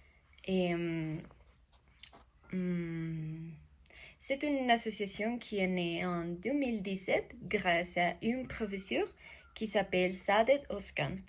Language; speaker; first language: French; non-native, learner; Spanish